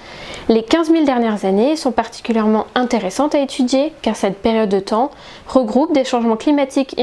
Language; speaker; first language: French; native; French